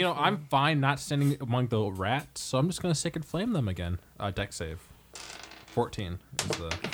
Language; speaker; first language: English; native; English